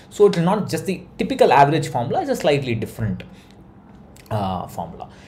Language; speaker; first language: English; non-native, local second language; Tamil